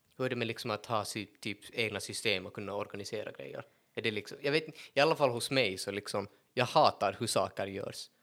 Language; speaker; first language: Swedish; native; Swedish